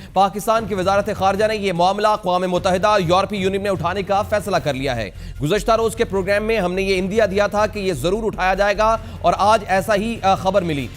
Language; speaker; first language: Urdu; native; Urdu